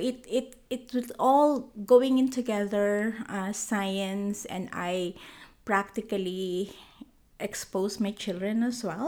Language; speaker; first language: English; non-native, local second language; Filipino